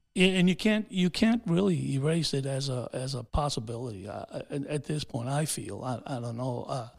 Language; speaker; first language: English; early bilingual, other home language; Spanish